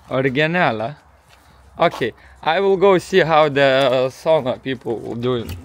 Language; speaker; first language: English; non-native, learner; Lithuanian